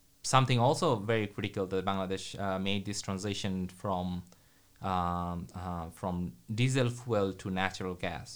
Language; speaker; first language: English; non-native, local second language; Bangla